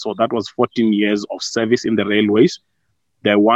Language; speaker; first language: English; non-native, local second language; Venda